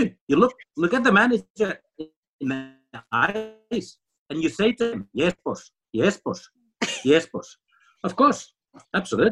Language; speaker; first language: English; non-native, fluent; Finnish